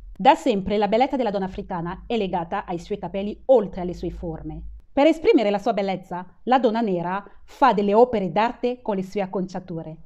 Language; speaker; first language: Italian; non-native, fluent; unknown